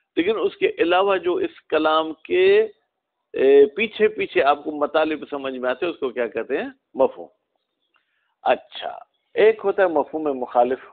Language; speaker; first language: Urdu; non-native, local second language; Sindhi